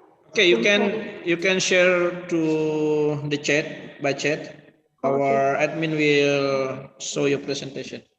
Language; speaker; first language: English; non-native, learner; Indonesian